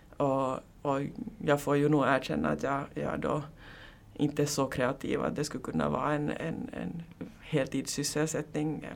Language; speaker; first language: Swedish; native; Swedish